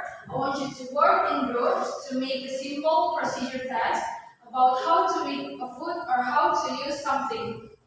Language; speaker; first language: English; non-native, fluent; Indonesian